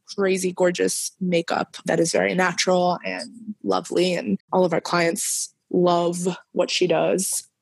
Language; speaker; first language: English; early bilingual, other home language; Spanish